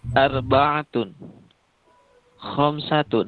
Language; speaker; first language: Arabic; non-native, learner; Indonesian